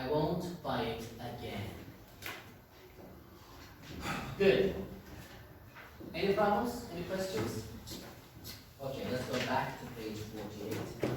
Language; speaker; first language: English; non-native, fluent; Turkish